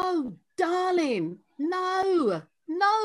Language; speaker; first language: English; native; English